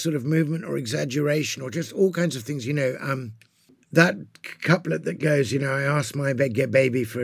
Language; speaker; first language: English; native; English